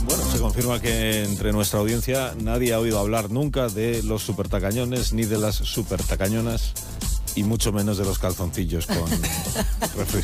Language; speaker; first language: Spanish; native; Spanish